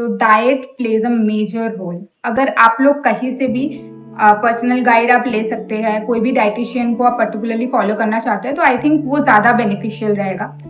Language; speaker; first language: Hindi; non-native, local second language; Bangla